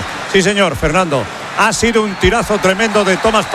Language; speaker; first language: Spanish; native; Spanish